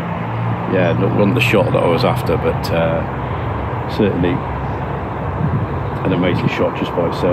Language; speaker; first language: English; native; English